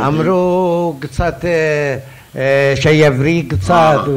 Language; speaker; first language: Hebrew; non-native, fluent; Arabic